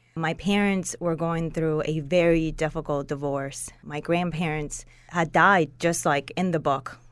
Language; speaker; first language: English; non-native, fluent; Spanish